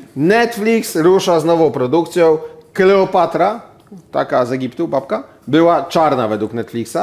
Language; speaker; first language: Polish; native; Polish